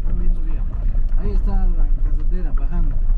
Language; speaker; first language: Spanish; native; Spanish